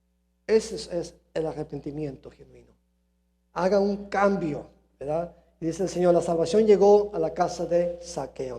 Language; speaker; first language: Spanish; early bilingual, heritage; Spanish